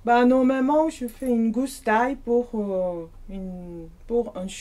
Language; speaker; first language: French; non-native, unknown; Korean